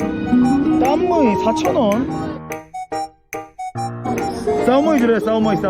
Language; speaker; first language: Korean; native; Korean